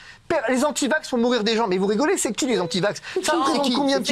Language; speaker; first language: French; native; French